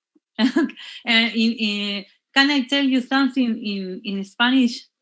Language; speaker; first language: English; non-native, learner; Spanish